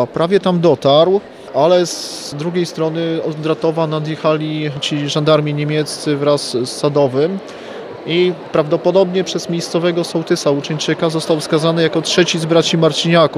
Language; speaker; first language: Polish; native; Polish